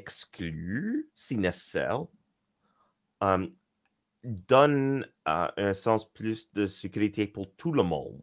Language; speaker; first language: French; non-native, local second language; English